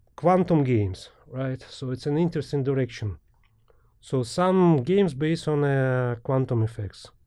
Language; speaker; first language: English; non-native, fluent; Ukrainian